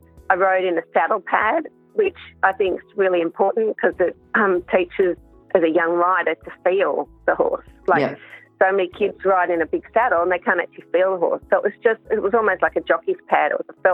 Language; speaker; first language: English; native; English